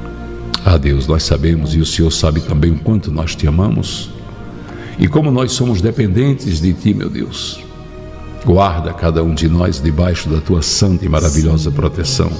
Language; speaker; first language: Portuguese; native; Portuguese